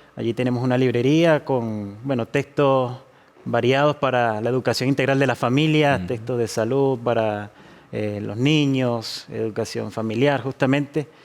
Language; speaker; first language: Spanish; native; Spanish